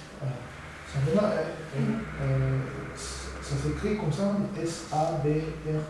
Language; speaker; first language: French; non-native, learner; Korean